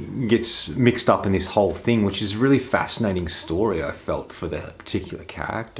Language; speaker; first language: English; native; English